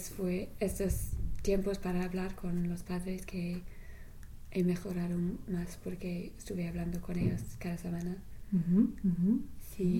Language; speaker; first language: Spanish; non-native, fluent; English